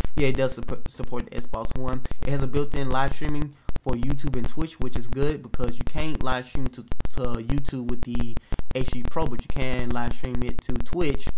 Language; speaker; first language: English; native; English